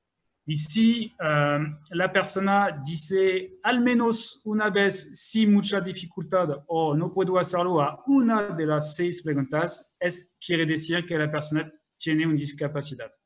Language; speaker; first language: Spanish; non-native, fluent; French